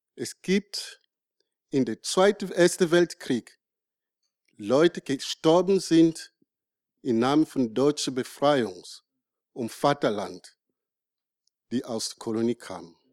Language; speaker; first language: German; non-native, learner; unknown